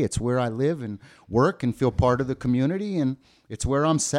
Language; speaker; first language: English; native; English